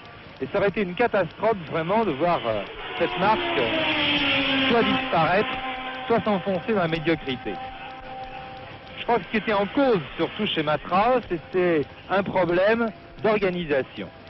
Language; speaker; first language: French; native; French